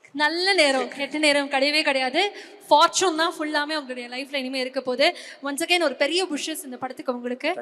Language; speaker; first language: Tamil; native; Tamil